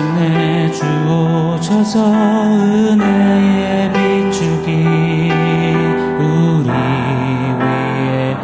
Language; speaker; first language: Korean; native; Korean